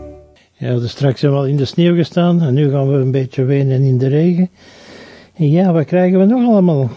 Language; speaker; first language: Dutch; native; Dutch